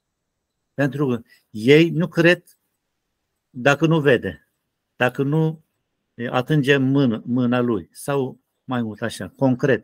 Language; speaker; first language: Romanian; non-native, learner; Turkish